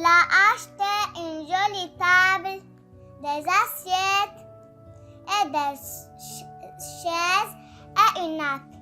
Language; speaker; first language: French; non-native, learner; Arabic